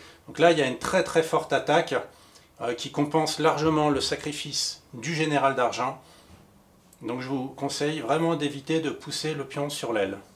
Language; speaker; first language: French; native; French